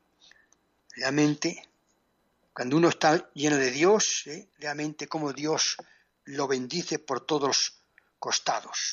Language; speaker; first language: Spanish; native; Spanish